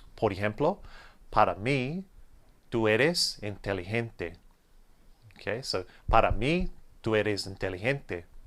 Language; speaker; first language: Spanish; non-native, fluent; English